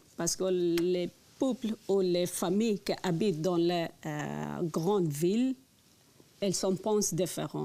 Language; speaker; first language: French; non-native, learner; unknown